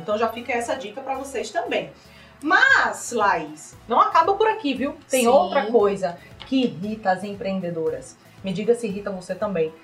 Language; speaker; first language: Portuguese; native; Portuguese